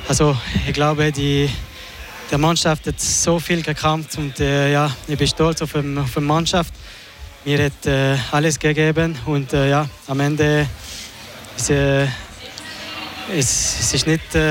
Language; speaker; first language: German; non-native, local second language; French